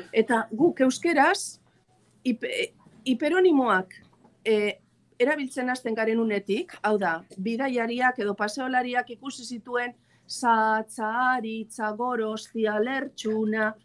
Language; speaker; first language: Basque; native; Basque